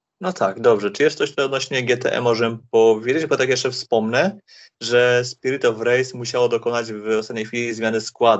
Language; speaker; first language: Polish; native; Polish